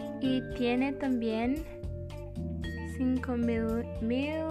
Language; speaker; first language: Spanish; non-native, learner; Portuguese